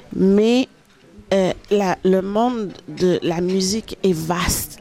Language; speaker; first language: French; early bilingual, other home language; Haitian Creole